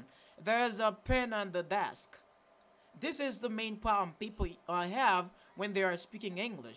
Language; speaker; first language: English; non-native, fluent; Haitian Creole